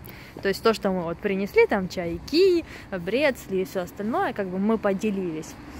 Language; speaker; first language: Russian; native; Russian